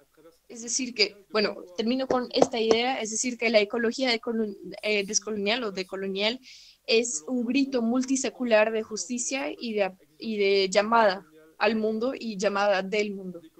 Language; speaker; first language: Spanish; non-native, fluent; French